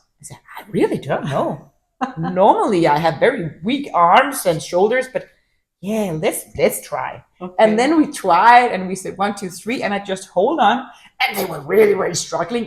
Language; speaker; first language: English; non-native, fluent; Danish